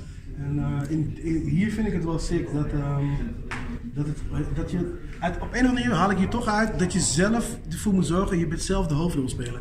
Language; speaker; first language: Dutch; native; Dutch